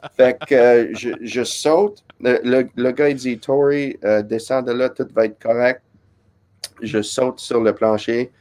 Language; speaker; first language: French; non-native, fluent; English